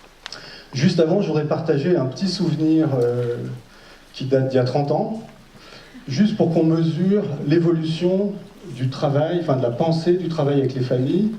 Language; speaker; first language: French; native; French